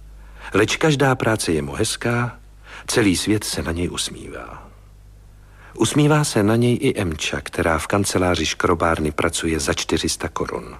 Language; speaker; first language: Czech; native; Czech